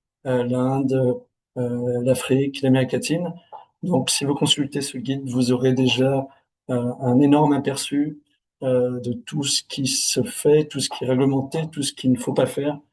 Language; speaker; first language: French; native; French